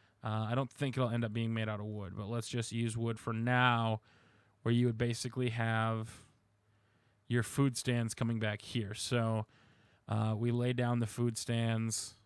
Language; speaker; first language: English; native; English